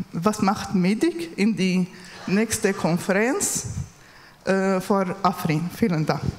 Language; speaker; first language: German; non-native, learner; Kurdish